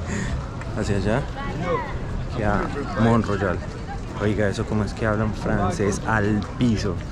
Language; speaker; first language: Spanish; native; Spanish